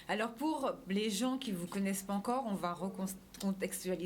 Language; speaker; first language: French; native; French